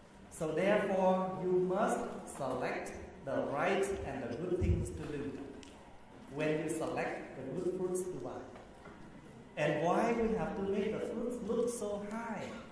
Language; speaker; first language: English; early bilingual, other home language; Vietnamese